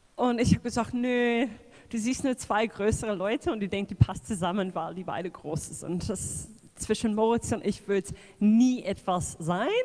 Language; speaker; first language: German; non-native, fluent; English